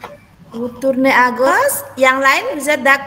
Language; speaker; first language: French; non-native, fluent; Indonesian